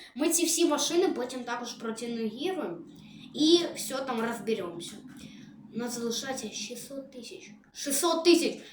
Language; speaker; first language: Ukrainian; non-native, local second language; Russian